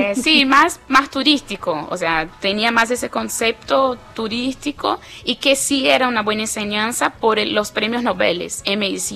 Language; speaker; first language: Spanish; non-native, fluent; Portuguese